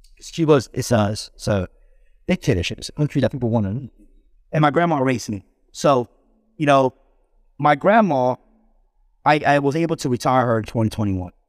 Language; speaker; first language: English; early bilingual, other home language; Spanish